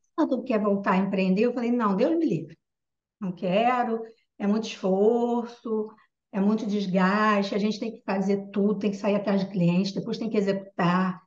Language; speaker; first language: Portuguese; native; Portuguese